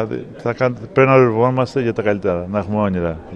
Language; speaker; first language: Greek; early bilingual, heritage; English